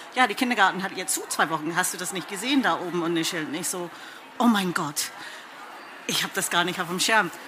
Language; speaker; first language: German; non-native, fluent; English